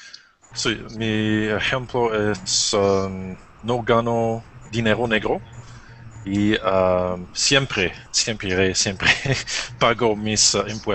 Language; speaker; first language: Spanish; non-native, learner; French